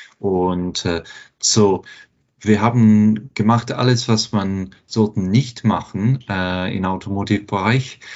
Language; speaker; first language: German; non-native, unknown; English